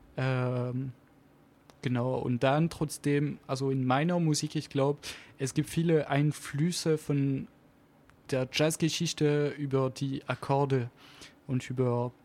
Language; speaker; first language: German; non-native, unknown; French